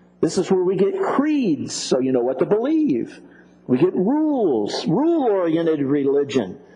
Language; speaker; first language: English; native; English